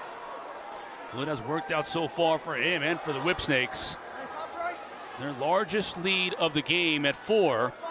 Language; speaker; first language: English; native; English